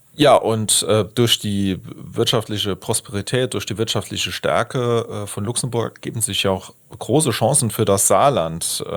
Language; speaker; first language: German; native; German